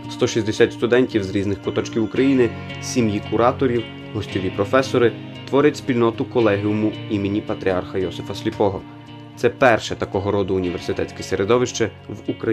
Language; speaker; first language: Ukrainian; native; Ukrainian